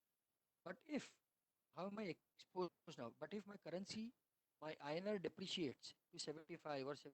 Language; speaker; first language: English; non-native, local second language; Hindi